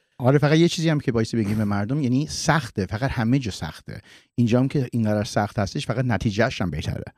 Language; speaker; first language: Persian; early bilingual, heritage; Persian